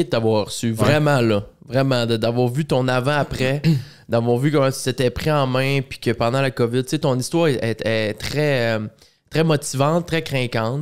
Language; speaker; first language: French; native; French